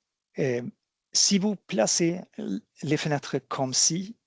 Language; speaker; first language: French; non-native, fluent; Swedish